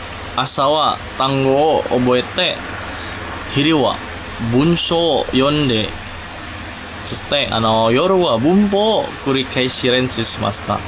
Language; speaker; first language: Japanese; non-native, learner; Indonesian